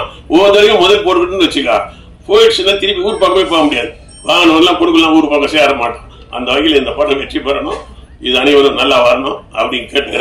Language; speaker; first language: Tamil; native; Tamil